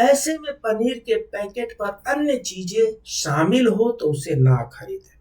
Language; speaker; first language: Hindi; native; Hindi